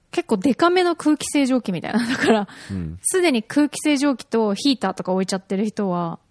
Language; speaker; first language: Japanese; native; Japanese